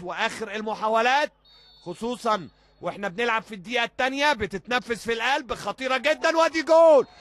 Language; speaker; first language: Arabic; native; Arabic